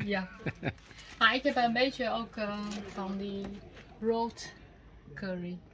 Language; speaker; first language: Dutch; non-native, learner; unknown